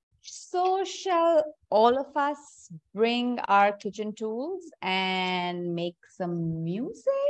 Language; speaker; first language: English; non-native, local second language; Hindi